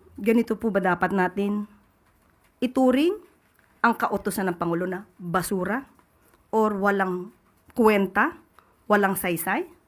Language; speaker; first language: Filipino; native; Filipino